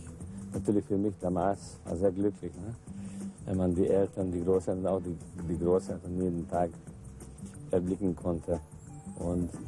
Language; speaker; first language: German; non-native, local second language; Hungarian